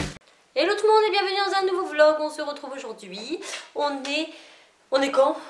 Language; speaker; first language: French; native; French